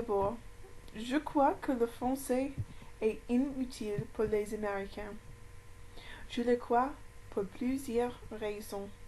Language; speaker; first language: French; non-native, learner; English